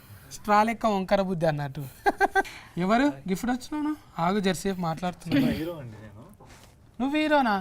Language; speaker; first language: Telugu; native; Telugu